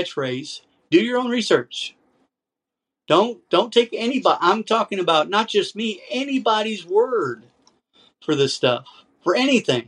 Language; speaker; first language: English; native; English